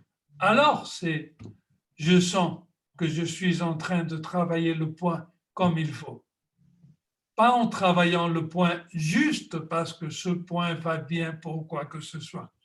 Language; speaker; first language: French; non-native, fluent; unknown